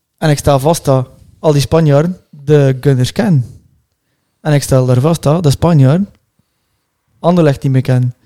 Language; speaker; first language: Dutch; native; Dutch